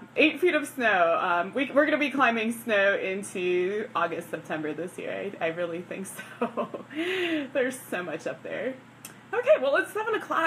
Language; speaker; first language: English; native; English